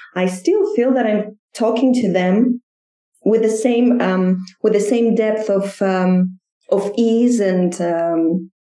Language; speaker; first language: English; non-native, fluent; Greek